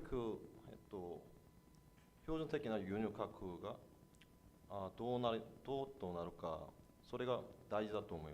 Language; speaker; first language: Japanese; non-native, fluent; Korean